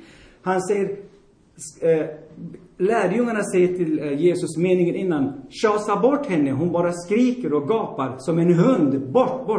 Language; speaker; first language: Swedish; non-native, fluent; Armenian